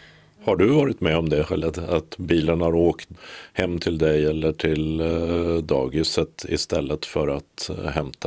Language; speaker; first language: Swedish; native; Swedish